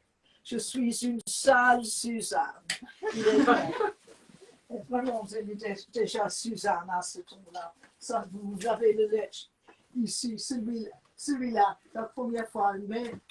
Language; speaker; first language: French; non-native, fluent; English